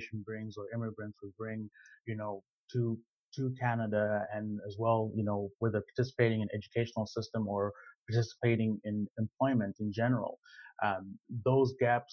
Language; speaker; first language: English; non-native, local second language; Shona